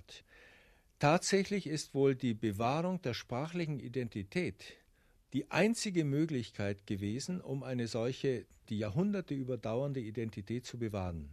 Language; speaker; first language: German; native; German